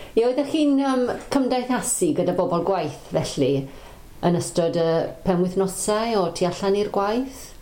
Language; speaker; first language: Welsh; non-native, local second language; English